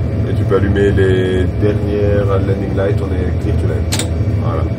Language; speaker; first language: French; native; French